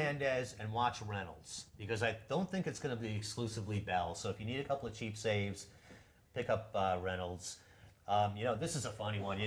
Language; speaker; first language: English; native; English